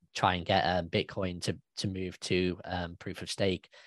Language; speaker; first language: English; native; English